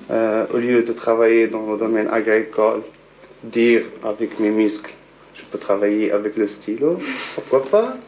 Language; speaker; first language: French; non-native, local second language; Arabic